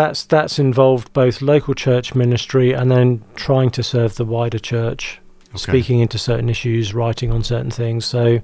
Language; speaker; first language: English; native; English